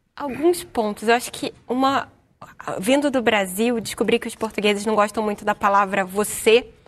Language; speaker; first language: Portuguese; native; Portuguese